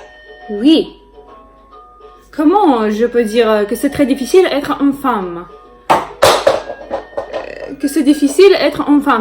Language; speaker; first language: French; non-native, learner; Russian